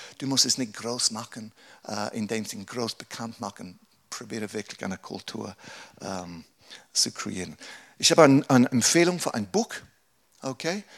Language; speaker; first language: German; non-native, fluent; English